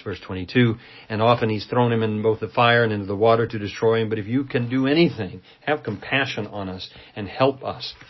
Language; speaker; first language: English; native; English